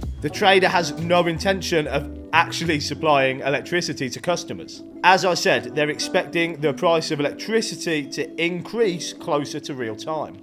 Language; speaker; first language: English; native; English